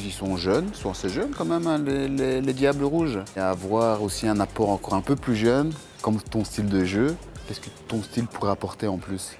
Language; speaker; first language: French; native; French